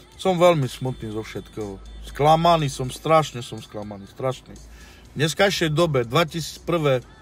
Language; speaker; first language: Slovak; non-native, local second language; Romany